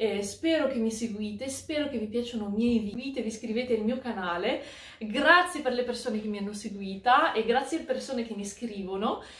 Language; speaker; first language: Italian; early bilingual, other home language; Arabic